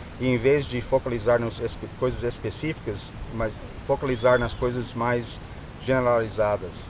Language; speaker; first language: Portuguese; non-native, fluent; English